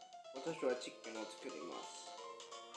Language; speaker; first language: Japanese; non-native, learner; English